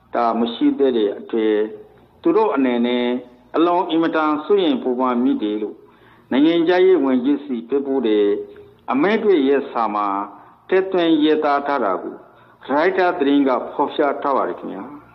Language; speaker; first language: Burmese; non-native, local second language; Rohingya